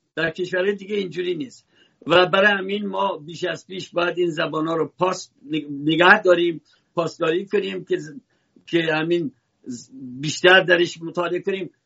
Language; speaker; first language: Persian; native; Persian